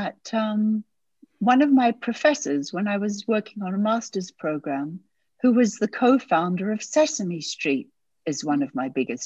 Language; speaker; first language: English; native; English